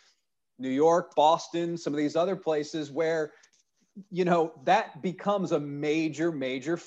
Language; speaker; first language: English; native; English